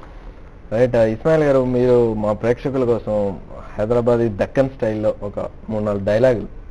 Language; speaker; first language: Telugu; native; Telugu